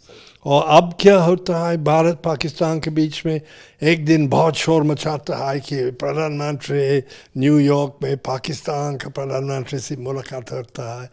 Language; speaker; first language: Hindi; non-native, fluent; English